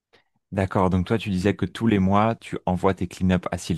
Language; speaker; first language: French; native; French